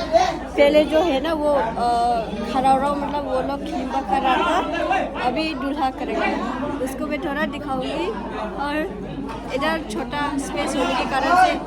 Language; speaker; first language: Hindi; non-native, local second language; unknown